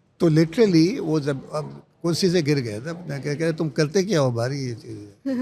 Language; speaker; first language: Urdu; native; Urdu